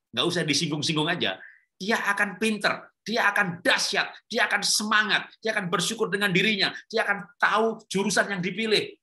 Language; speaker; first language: Indonesian; native; Indonesian